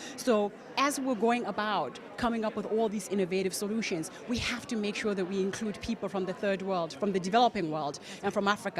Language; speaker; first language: English; non-native, local second language; Tswana